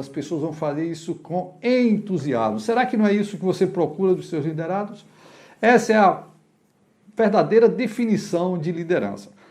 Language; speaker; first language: Portuguese; native; Portuguese